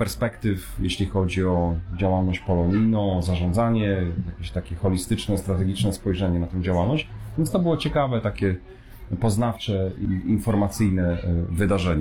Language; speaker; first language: Polish; native; Polish